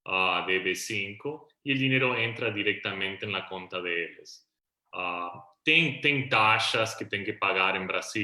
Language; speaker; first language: Portuguese; non-native, fluent; Spanish